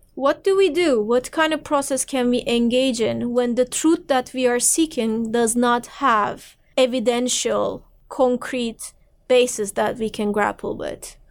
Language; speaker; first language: English; non-native, fluent; Turkish